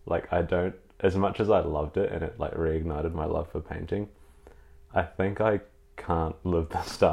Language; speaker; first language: English; native; English